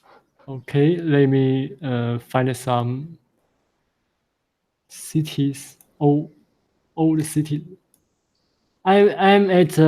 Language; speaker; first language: English; non-native, fluent; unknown